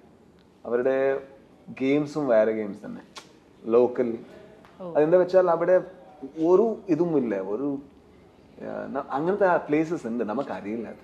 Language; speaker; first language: Malayalam; non-native, learner; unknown